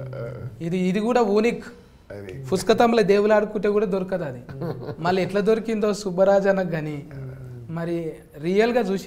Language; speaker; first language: Telugu; native; Telugu